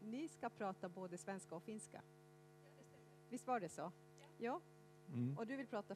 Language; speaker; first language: Swedish; native; Swedish